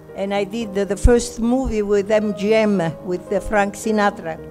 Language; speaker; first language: English; non-native, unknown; Italian